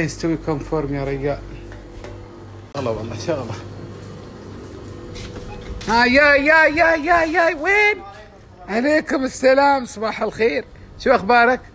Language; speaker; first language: Arabic; native; Arabic